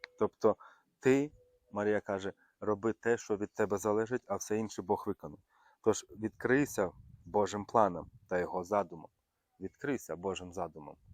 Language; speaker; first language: Ukrainian; native; Ukrainian